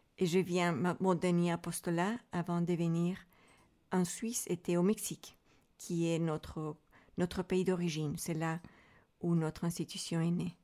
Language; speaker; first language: French; non-native, fluent; Spanish